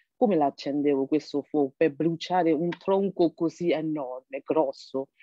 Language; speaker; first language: Italian; non-native, fluent; Burmese